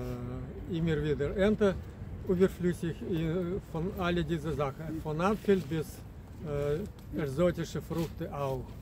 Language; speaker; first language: German; non-native, fluent; Russian